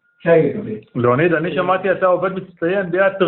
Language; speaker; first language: Hebrew; native; Hebrew